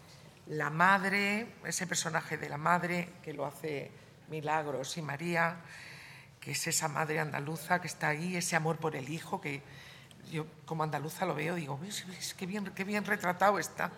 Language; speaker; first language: Spanish; native; Spanish